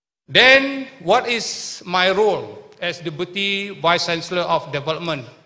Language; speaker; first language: English; non-native, local second language; Malay